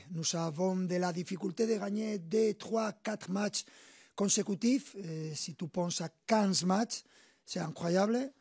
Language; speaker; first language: French; non-native, fluent; Spanish